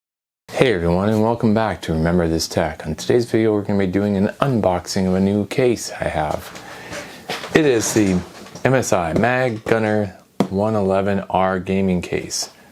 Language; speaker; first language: English; native; English